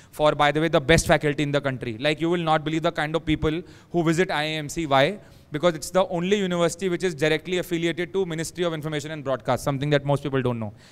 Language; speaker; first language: Hindi; native; Hindi